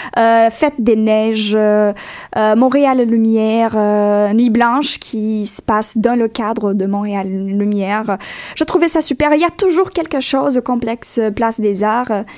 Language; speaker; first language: French; non-native, fluent; Portuguese